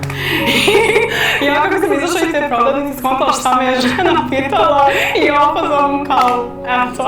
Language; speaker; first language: Serbian; non-native, fluent; English